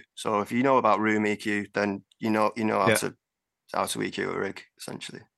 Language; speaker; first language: English; native; English